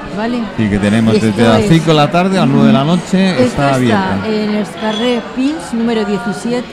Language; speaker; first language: Spanish; non-native, fluent; German